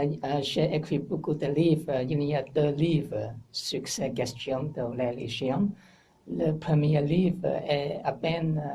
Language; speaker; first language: French; non-native, learner; English